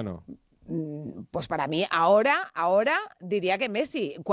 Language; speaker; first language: Spanish; native; Spanish